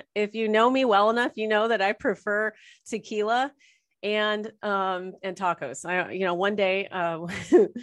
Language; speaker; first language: English; native; English